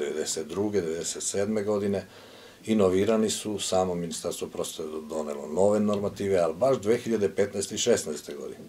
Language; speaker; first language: Croatian; native; Croatian